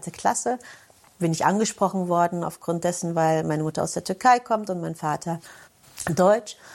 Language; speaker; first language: German; native; German